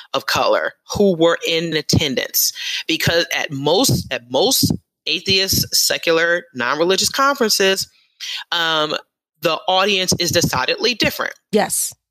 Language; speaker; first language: English; native; English